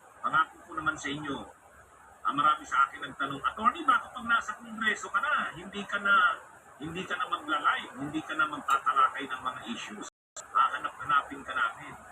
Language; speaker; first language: Filipino; non-native, local second language; Bikol